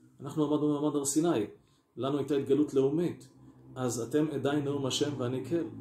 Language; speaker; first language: Hebrew; native; Hebrew